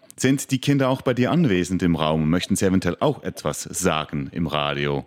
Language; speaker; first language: German; native; German